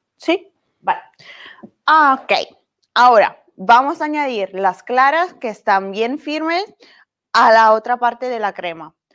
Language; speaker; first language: Spanish; non-native, learner; Italian